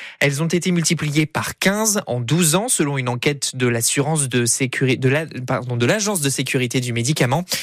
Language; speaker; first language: French; native; French